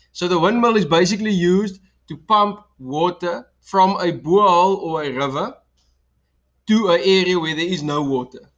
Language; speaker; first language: English; non-native, local second language; Afrikaans